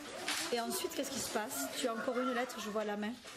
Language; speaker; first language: French; native; French